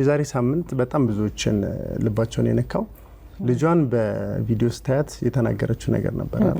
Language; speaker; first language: Amharic; native; Amharic